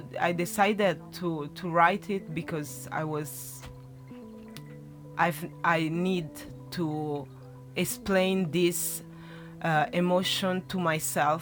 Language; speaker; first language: English; non-native, learner; Italian